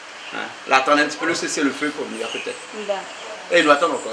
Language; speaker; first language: French; native; French